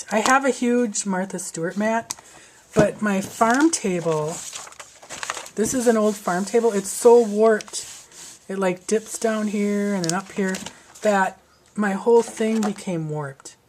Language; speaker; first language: English; native; English